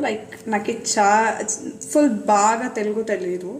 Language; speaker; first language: Telugu; non-native, learner; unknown